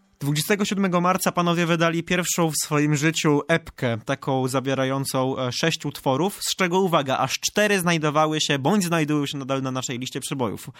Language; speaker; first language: Polish; native; Polish